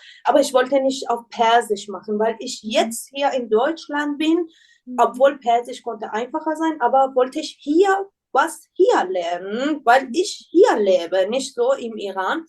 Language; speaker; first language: German; non-native, learner; Persian